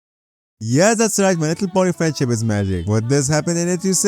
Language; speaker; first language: English; non-native, fluent; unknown